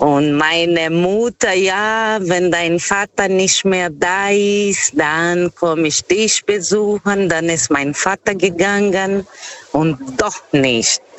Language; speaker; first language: German; non-native, fluent; Portuguese